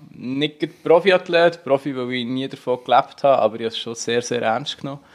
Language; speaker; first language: German; native; German